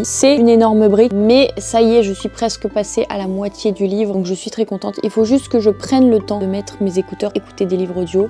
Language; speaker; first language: French; native; French